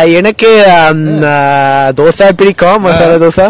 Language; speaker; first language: Tamil; non-native, learner; English